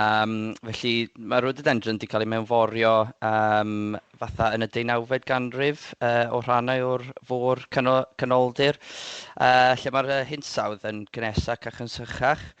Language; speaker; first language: Welsh; native; Welsh